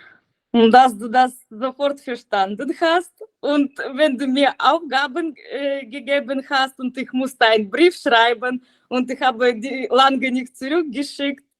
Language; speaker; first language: German; non-native, learner; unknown